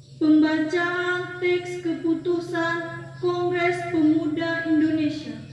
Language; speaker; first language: Indonesian; native; Indonesian